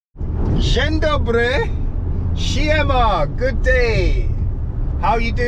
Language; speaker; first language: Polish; non-native, learner; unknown